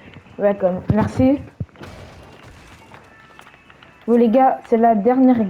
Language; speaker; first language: French; native; French